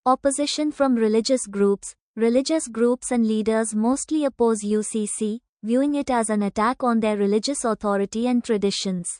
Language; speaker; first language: English; non-native, local second language; Tamil